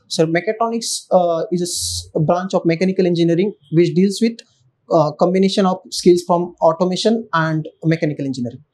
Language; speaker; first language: English; non-native, local second language; Marathi